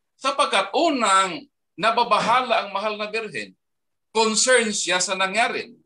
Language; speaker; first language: Filipino; non-native, local second language; Cebuano